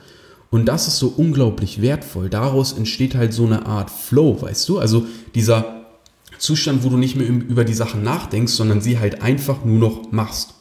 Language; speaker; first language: German; native; German